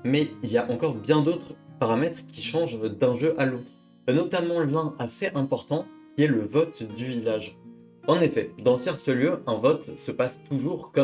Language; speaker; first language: French; native; French